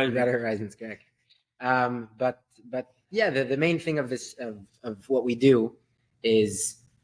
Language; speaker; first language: English; native; English